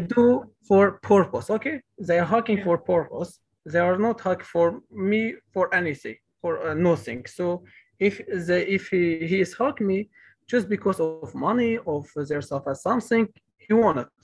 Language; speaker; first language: English; non-native, learner; Kurdish